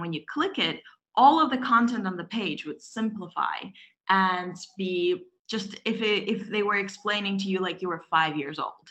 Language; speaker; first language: English; non-native, fluent; Russian